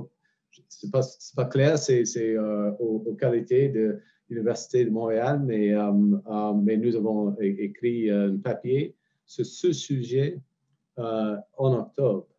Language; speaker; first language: French; non-native, fluent; English